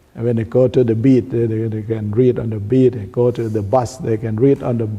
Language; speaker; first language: English; non-native, learner; Thai